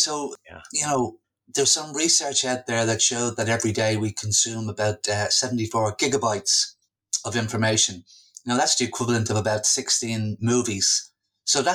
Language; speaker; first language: English; native; English